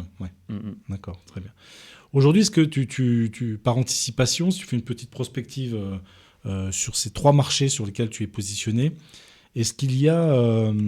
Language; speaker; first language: French; native; French